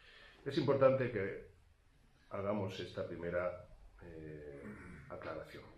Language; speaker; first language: Spanish; native; Spanish